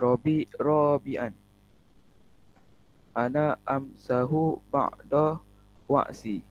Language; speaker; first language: Arabic; non-native, learner; Malay